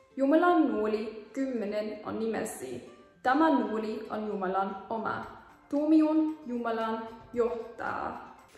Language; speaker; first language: Finnish; non-native, learner; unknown